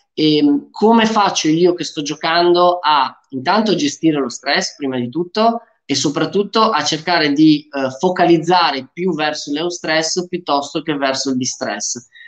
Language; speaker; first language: Italian; early bilingual, other home language; Romanian